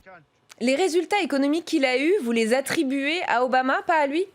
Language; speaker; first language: French; native; French